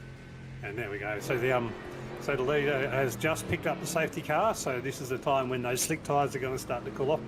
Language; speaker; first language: English; native; English